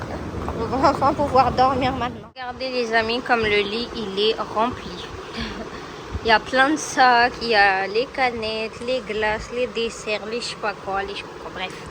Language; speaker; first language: French; native; French